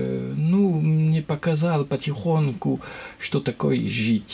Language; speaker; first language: Russian; non-native, learner; French